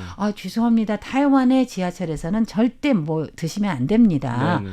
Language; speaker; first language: Korean; non-native, fluent; Chinese